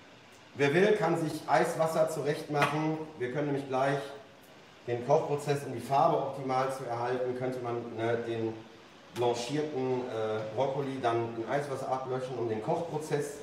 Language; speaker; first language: German; native; German